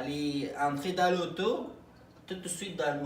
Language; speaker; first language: French; non-native, learner; Arabic